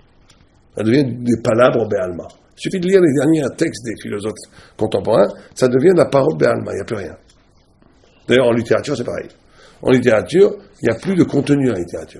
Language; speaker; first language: French; native; French